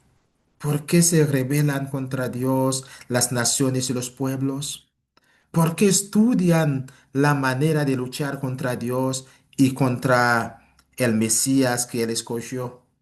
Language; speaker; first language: Spanish; non-native, fluent; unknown